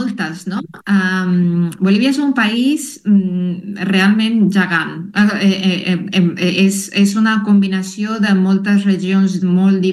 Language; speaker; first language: Catalan; non-native, fluent; Spanish